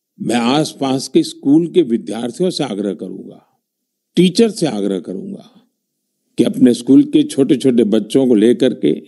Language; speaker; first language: Hindi; non-native, local second language; Gujarati